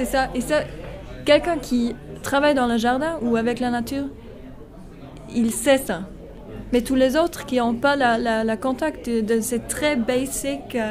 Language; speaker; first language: French; non-native, local second language; German